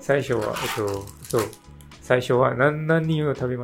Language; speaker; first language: Japanese; non-native, learner; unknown